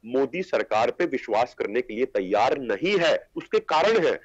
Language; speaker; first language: Hindi; native; Hindi